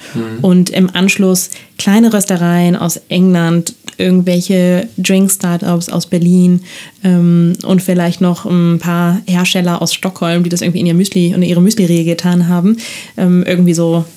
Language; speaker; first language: German; non-native, fluent; Spanish